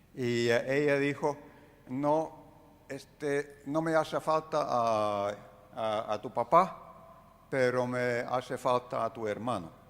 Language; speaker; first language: Spanish; non-native, fluent; Finnish